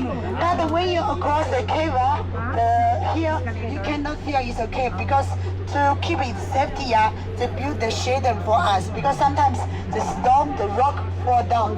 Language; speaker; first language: English; non-native, learner; Chinese